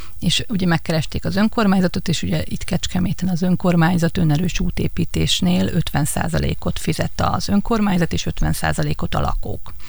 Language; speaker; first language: Hungarian; native; Hungarian